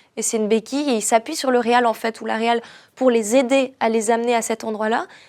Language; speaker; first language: French; native; French